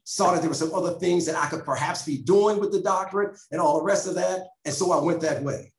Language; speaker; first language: English; native; English